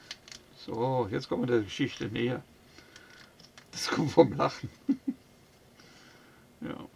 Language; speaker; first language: German; native; German